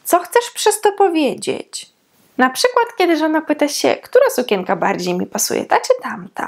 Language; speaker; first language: Polish; non-native, fluent; Ukrainian